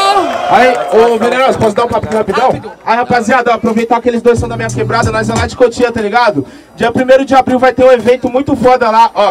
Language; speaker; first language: Portuguese; native; Portuguese